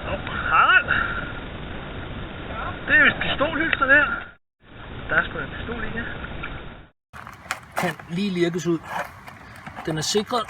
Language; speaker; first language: Danish; native; Danish